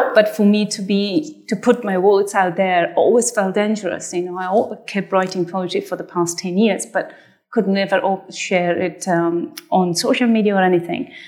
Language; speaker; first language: English; non-native, fluent; Persian